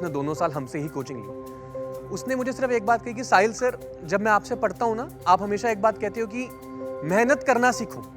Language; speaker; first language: Hindi; native; Hindi